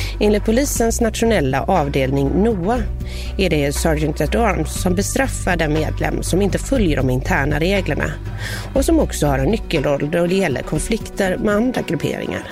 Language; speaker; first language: Swedish; native; Swedish